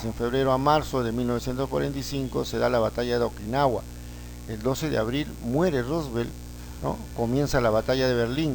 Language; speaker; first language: Spanish; native; Spanish